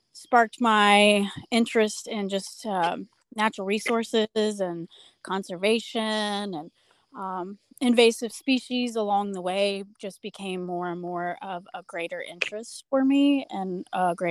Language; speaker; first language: English; native; English